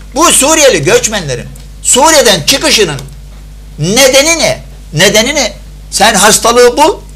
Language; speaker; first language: Turkish; non-native, fluent; Arabic